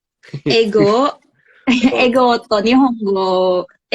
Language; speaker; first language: Japanese; non-native, learner; Indonesian